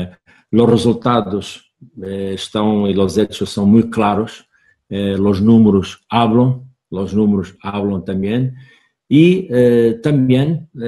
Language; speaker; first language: Spanish; non-native, fluent; Portuguese